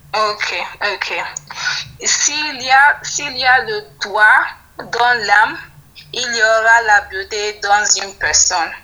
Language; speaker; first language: French; non-native, learner; Yoruba